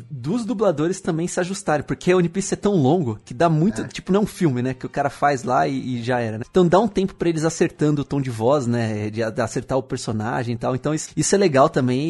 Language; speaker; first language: Portuguese; native; Portuguese